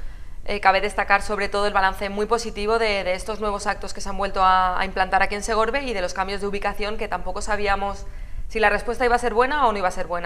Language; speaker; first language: Spanish; native; Spanish